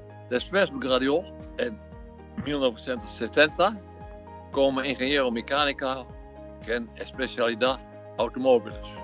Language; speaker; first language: Spanish; non-native, fluent; Dutch